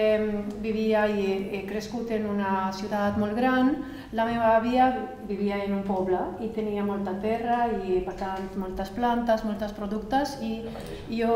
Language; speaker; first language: Catalan; non-native, fluent; Romanian